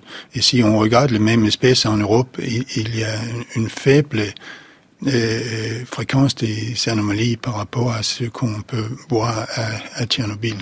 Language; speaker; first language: French; non-native, fluent; Danish